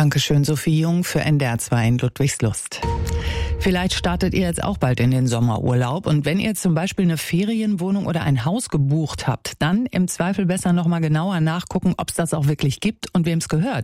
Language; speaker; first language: German; native; German